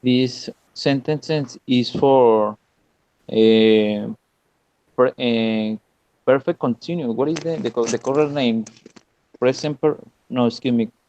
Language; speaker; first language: English; non-native, learner; Spanish